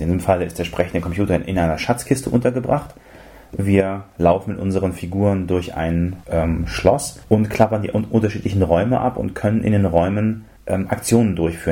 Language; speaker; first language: German; native; German